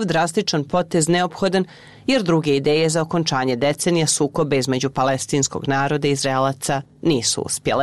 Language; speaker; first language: Serbian; native; Serbian